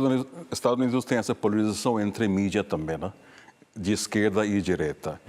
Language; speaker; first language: Portuguese; non-native, fluent; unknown